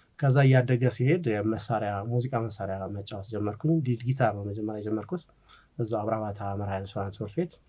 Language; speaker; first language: Amharic; non-native, local second language; Tigrinya